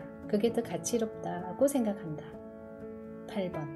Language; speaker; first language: Korean; native; Korean